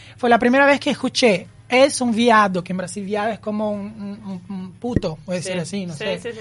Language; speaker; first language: Spanish; non-native, learner; Portuguese